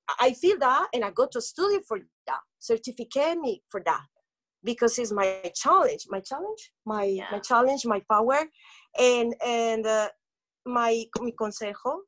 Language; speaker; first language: English; non-native, learner; Spanish